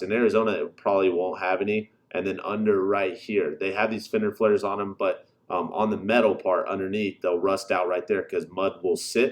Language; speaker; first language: English; native; English